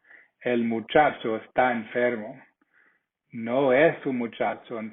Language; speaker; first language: Spanish; non-native, fluent; English